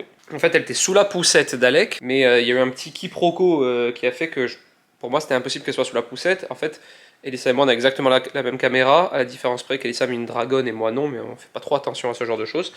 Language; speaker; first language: French; native; French